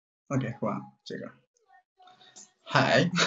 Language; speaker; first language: Chinese; non-native, learner; Japanese